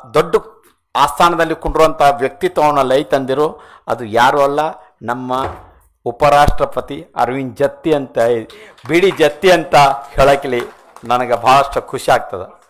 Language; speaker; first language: Kannada; native; Kannada